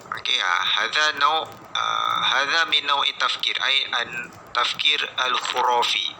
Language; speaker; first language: Arabic; non-native, fluent; Malay